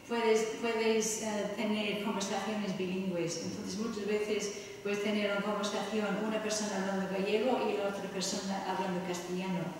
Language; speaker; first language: Spanish; non-native, fluent; English